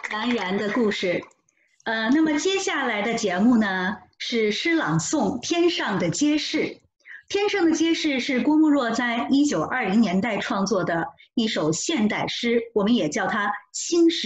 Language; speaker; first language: Chinese; native; Chinese